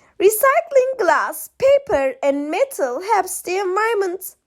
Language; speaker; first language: English; non-native, fluent; Turkish